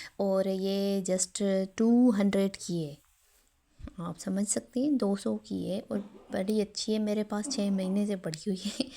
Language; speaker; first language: Urdu; non-native, local second language; Sindhi